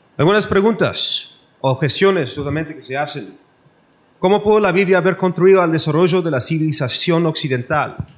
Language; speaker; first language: Spanish; non-native, learner; English